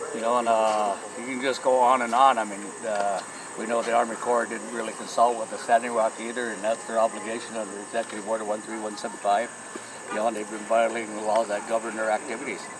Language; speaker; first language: English; native; English